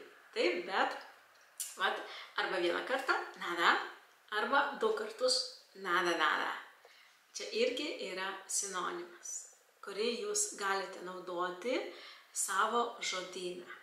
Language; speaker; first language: Lithuanian; non-native, local second language; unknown